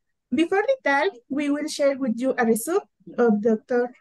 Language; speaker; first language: English; non-native, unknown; Spanish